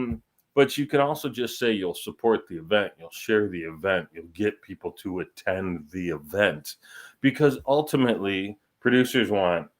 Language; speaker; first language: English; native; English